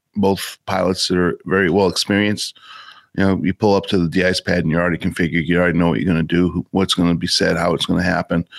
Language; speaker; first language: English; native; English